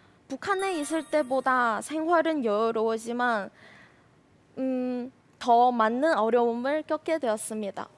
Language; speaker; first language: Korean; non-native, fluent; Chinese